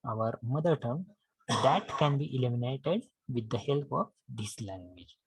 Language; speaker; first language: English; non-native, local second language; Marathi